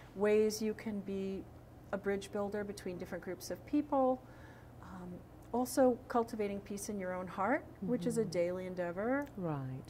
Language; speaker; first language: English; native; English